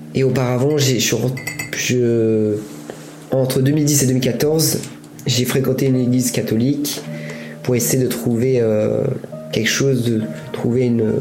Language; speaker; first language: French; native; French